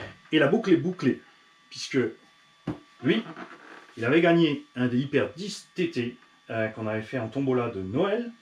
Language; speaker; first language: French; native; French